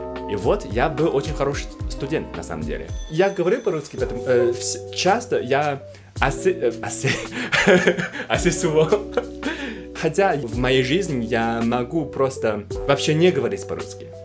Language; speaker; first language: Russian; non-native, fluent; Chinese